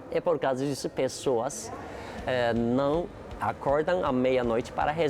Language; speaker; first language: Portuguese; non-native, learner; Turkish